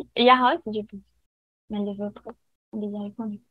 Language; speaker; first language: French; non-native, learner; Portuguese